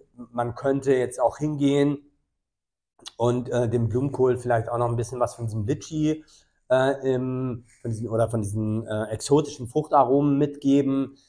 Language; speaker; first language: German; native; German